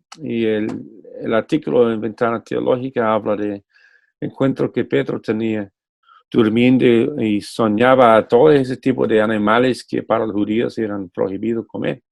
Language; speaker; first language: Spanish; non-native, fluent; English